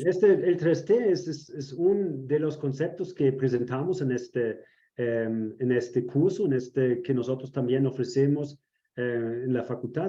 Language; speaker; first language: Spanish; non-native, fluent; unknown